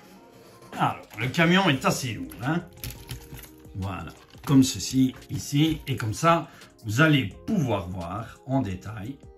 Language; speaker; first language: French; native; French